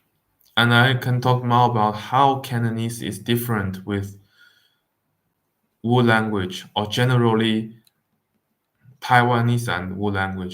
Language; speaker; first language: English; non-native, fluent; Wu Chinese